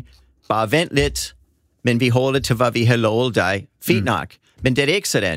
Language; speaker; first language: Danish; non-native, fluent; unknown